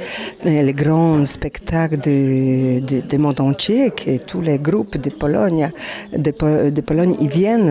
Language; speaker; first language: French; non-native, learner; Polish